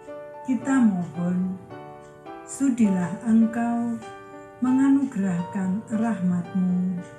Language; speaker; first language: Indonesian; native; Indonesian